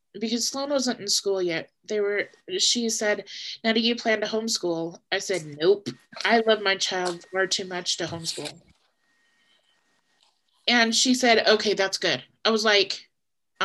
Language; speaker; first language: English; native; English